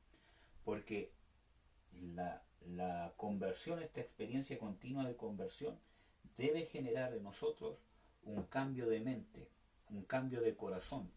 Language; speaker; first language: Spanish; native; Spanish